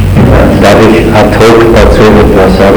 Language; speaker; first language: German; native; German